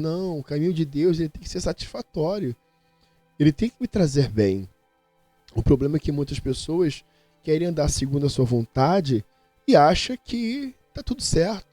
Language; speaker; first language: Portuguese; native; Portuguese